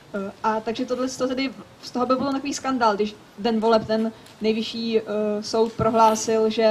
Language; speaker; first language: Czech; native; Czech